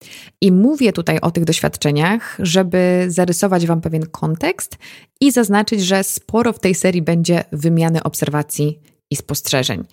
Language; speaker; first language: Polish; native; Polish